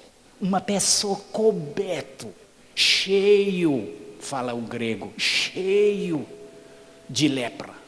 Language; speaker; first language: Portuguese; non-native, fluent; English